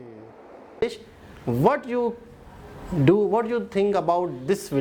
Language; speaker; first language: English; non-native, learner; Urdu